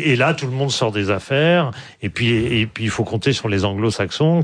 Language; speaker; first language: French; native; French